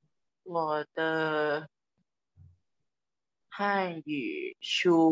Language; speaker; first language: Chinese; non-native, learner; Thai